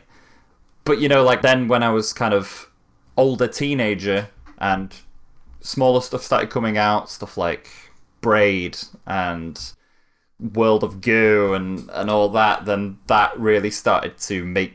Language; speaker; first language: English; native; English